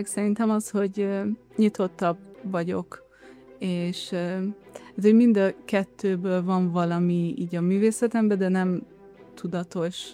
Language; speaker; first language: Hungarian; early bilingual, heritage; Hungarian